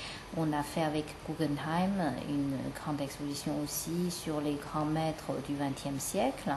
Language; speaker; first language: French; non-native, fluent; Chinese